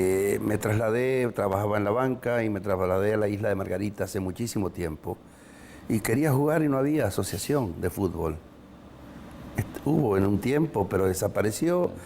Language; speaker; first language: Spanish; native; Spanish